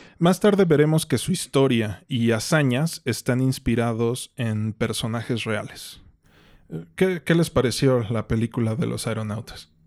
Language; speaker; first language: Spanish; native; Spanish